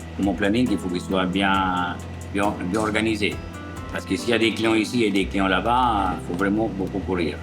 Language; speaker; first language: French; non-native, fluent; Italian